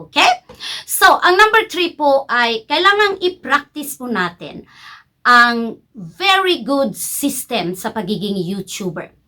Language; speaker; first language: Filipino; non-native, local second language; Cebuano